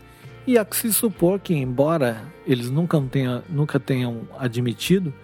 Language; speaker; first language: Portuguese; native; Portuguese